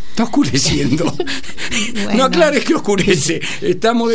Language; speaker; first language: Spanish; native; Spanish